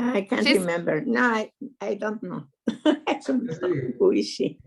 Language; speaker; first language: English; non-native, learner; Spanish